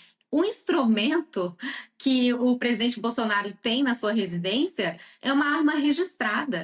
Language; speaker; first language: Portuguese; native; Portuguese